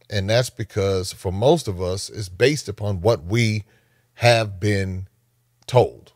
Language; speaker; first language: English; native; English